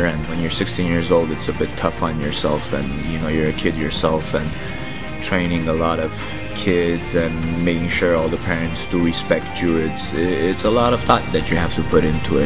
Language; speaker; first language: English; early bilingual, other home language; Armenian